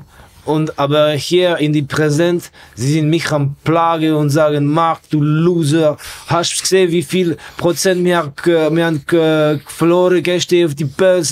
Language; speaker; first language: German; non-native, fluent; Estonian